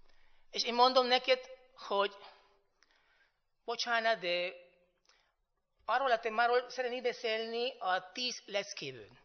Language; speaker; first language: Hungarian; non-native, fluent; Spanish